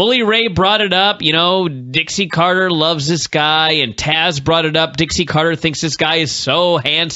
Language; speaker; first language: English; native; English